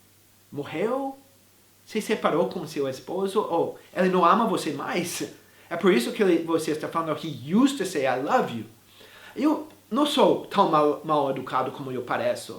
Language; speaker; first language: Portuguese; non-native, fluent; English